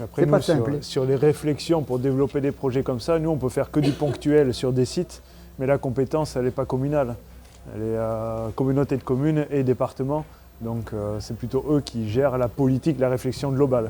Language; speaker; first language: French; native; French